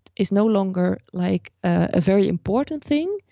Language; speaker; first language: English; non-native, fluent; Dutch